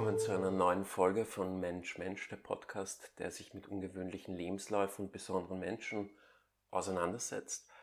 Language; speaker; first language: German; native; German